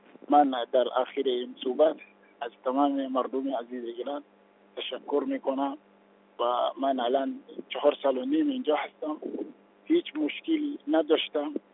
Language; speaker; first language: Persian; non-native, fluent; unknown